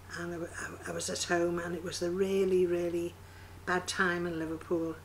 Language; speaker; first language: English; native; English